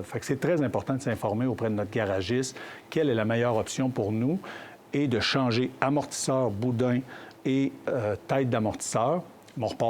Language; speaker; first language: French; native; French